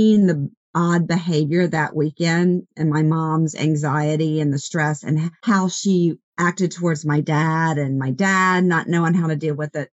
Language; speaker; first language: English; native; English